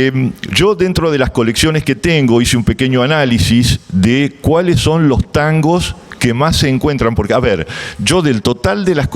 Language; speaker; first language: Spanish; native; Spanish